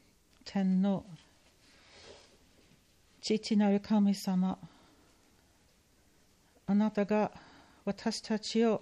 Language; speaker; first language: Japanese; non-native, fluent; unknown